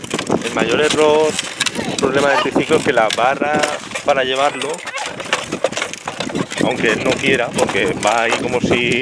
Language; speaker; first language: Spanish; native; Spanish